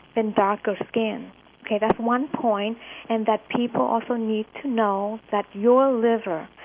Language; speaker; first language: English; early bilingual, other home language; Vietnamese